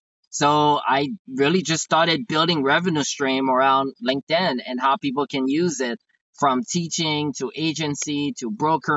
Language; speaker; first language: English; non-native, fluent; Haitian Creole